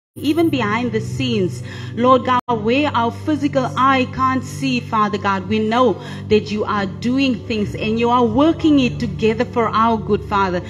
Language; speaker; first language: English; non-native, local second language; Afrikaans